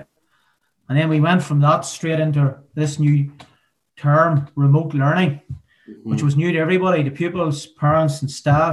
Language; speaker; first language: English; native; English